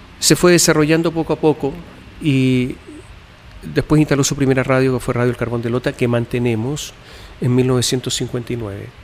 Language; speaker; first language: Spanish; native; Spanish